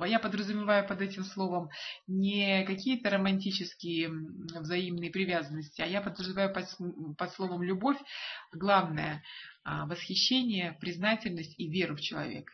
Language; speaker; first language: Russian; native; Russian